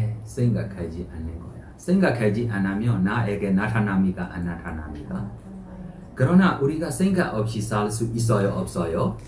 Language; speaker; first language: Korean; non-native, fluent; Burmese